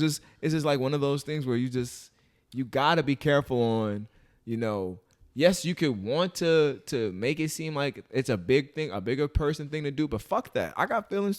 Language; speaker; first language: English; native; English